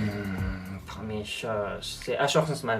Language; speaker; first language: French; non-native, learner; Korean